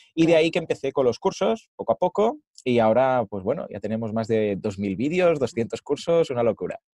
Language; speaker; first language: Spanish; native; Spanish